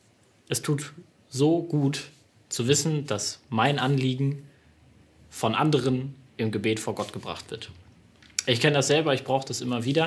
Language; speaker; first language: German; native; German